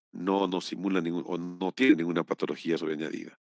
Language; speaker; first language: Spanish; native; Spanish